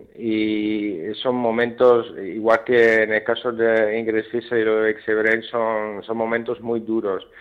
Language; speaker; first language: Spanish; non-native, fluent; Dutch